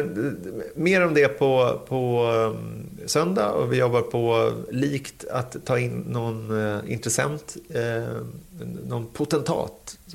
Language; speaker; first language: Swedish; native; Swedish